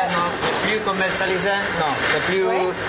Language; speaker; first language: French; non-native, learner; Italian